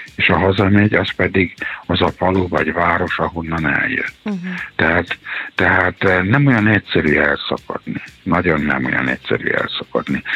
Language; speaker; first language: Hungarian; native; Hungarian